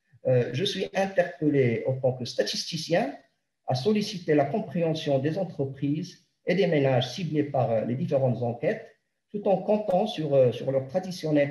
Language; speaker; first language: French; non-native, local second language; Arabic